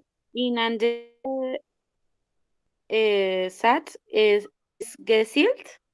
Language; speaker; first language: German; non-native, learner; Spanish